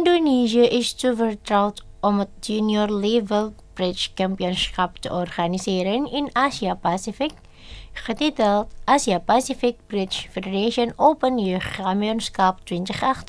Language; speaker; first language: Dutch; non-native, fluent; Indonesian